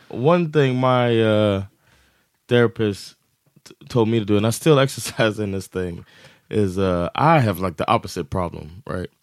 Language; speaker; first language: English; native; English